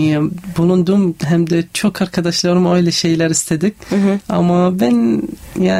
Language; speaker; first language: Turkish; non-native, learner; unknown